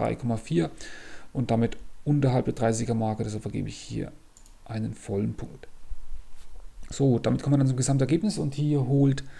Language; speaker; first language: German; native; German